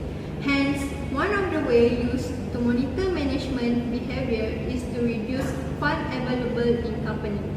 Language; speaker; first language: English; non-native, learner; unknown